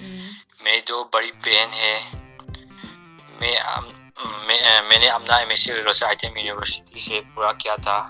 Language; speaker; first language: Hindi; non-native, local second language; Manipuri